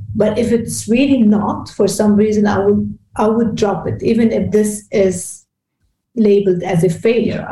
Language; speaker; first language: English; non-native, fluent; Arabic